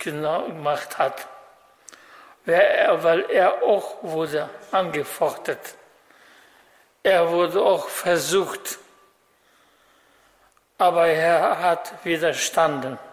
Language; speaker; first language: German; non-native, fluent; Russian